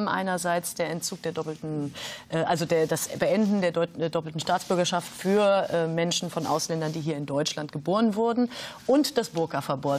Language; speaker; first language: German; native; German